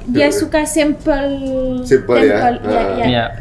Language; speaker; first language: Indonesian; non-native, learner; French